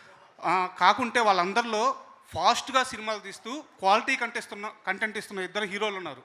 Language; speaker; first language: Telugu; native; Telugu